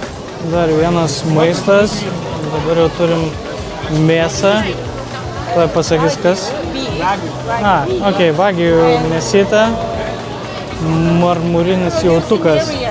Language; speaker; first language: Lithuanian; native; Lithuanian